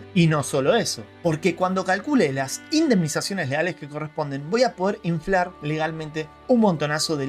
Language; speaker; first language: Spanish; native; Spanish